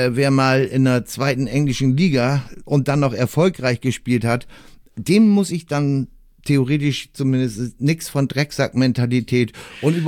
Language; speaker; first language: German; native; German